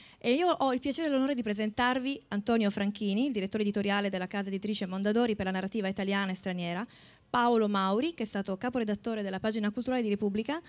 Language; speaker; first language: Italian; native; Italian